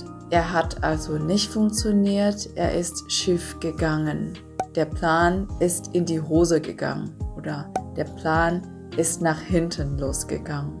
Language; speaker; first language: German; non-native, fluent; Vietnamese